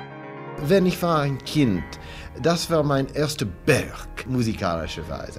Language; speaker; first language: German; non-native, learner; English